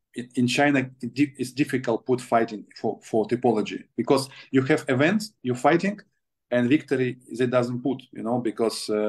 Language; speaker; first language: English; non-native, learner; Russian